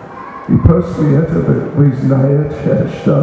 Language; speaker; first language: Russian; non-native, learner; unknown